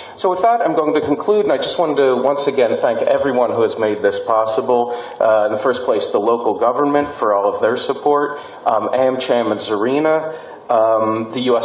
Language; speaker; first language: English; native; English